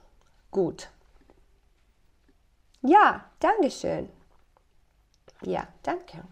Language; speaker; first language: German; non-native, learner; English